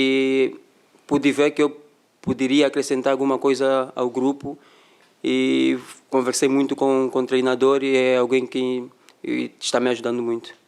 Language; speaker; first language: Portuguese; non-native, fluent; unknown